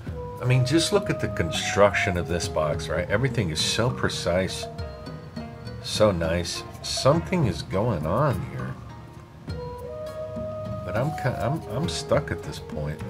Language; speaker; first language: English; native; English